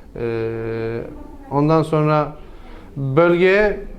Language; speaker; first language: Turkish; native; Turkish